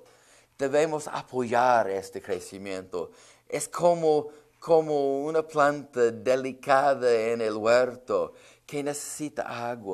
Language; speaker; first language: Spanish; non-native, fluent; English